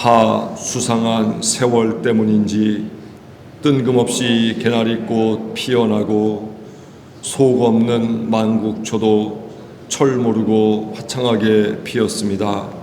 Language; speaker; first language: Korean; native; Korean